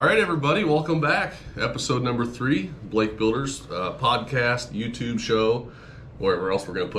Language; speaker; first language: English; native; English